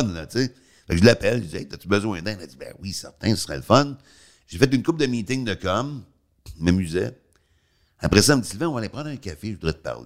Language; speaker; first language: French; native; French